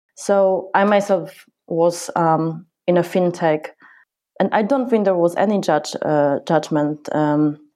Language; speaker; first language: English; non-native, fluent; Polish